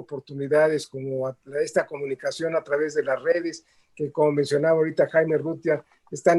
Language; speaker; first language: Spanish; native; Spanish